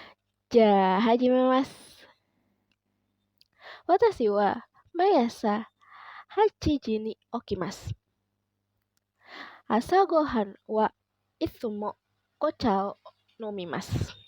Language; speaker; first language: Japanese; non-native, learner; Indonesian